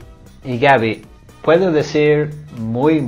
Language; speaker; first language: Spanish; non-native, learner; English